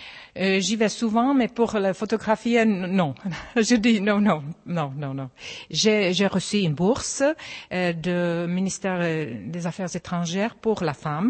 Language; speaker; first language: French; non-native, fluent; Czech